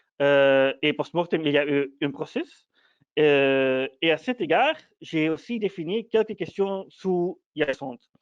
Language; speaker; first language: French; non-native, fluent; Dutch